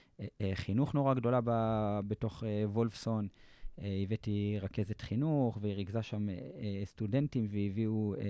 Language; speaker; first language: Hebrew; native; Hebrew